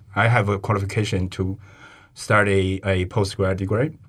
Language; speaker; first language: English; non-native, fluent; Chinese